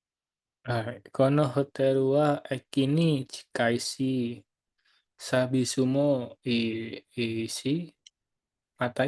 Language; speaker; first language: Japanese; non-native, learner; Indonesian